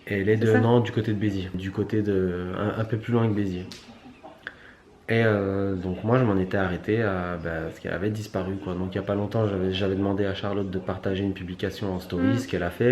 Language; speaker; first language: French; native; French